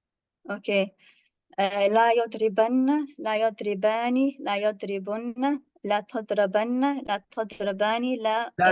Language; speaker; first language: Arabic; non-native, learner; English